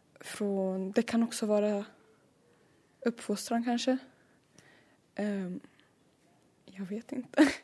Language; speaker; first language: Swedish; early bilingual, other home language; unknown